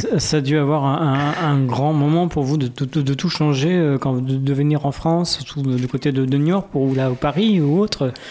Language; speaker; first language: French; native; French